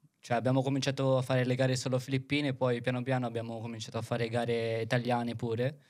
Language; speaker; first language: Italian; early bilingual, other home language; Filipino